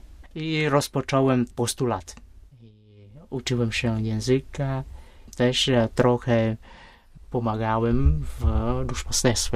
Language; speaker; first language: Polish; non-native, fluent; Vietnamese